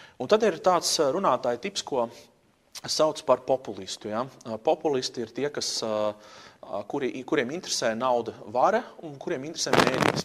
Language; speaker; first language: Latvian; native; Latvian